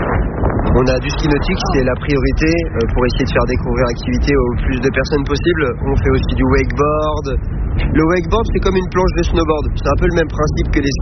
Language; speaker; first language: French; native; French